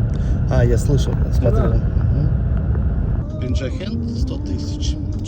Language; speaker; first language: Russian; non-native, fluent; Lithuanian